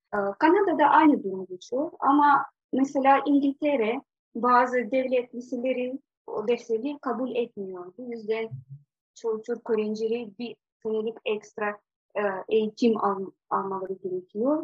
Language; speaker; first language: Turkish; non-native, fluent; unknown